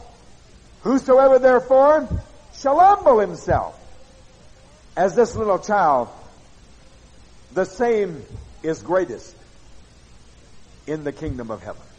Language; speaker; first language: English; native; English